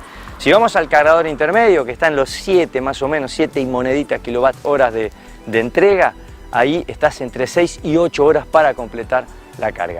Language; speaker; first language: Spanish; native; Spanish